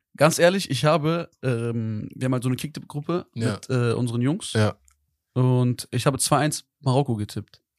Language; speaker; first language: German; native; German